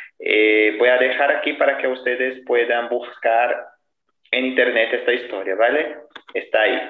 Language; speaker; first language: Spanish; non-native, fluent; Portuguese